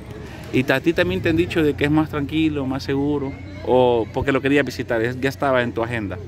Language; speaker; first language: Spanish; native; Spanish